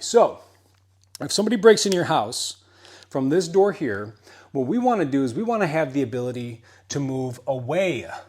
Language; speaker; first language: English; native; English